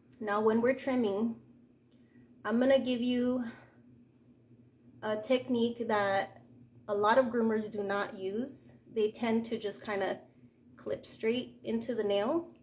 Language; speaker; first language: English; native; English